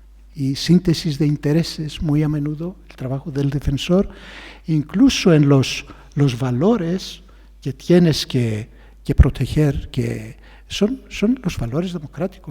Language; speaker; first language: Spanish; non-native, fluent; Greek